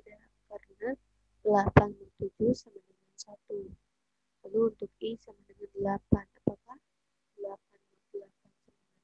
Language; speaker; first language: Indonesian; native; Indonesian